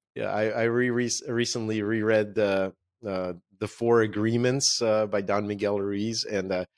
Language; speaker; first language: English; non-native, fluent; Russian